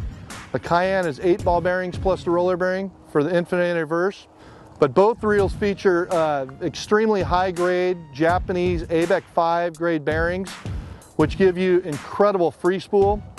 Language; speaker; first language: English; native; English